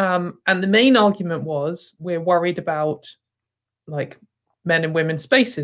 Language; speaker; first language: English; native; English